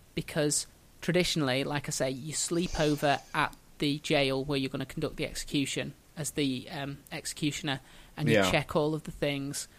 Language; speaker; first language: English; native; English